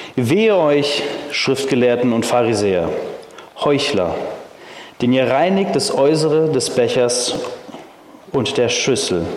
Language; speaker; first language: German; early bilingual, heritage; German